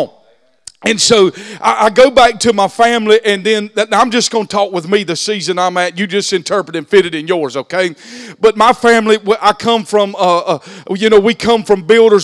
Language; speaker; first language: English; native; English